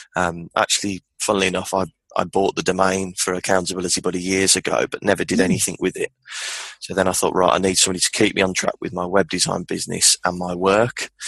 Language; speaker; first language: English; native; English